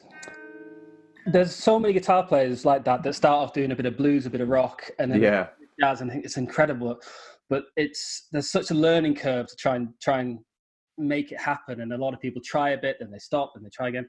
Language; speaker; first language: English; native; English